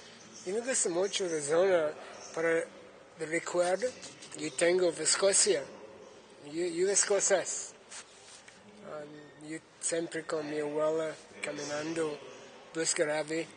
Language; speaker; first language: Spanish; non-native, learner; English